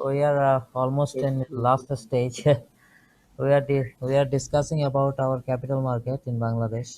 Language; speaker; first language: English; non-native, local second language; Bangla